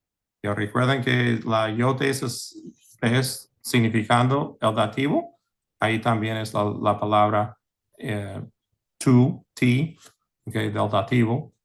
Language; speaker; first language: Spanish; non-native, fluent; English